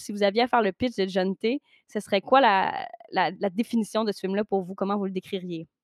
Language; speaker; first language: French; native; French